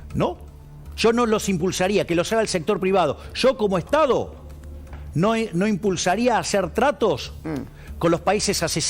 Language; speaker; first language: Spanish; native; Spanish